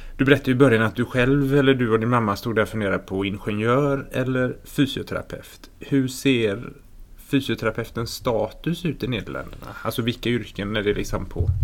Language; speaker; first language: Swedish; native; Swedish